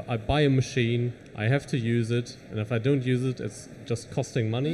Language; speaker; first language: English; non-native, fluent; German